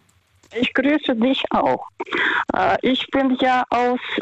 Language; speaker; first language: German; non-native, fluent; Russian